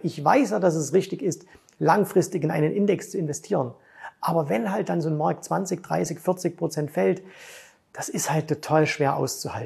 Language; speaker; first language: German; native; German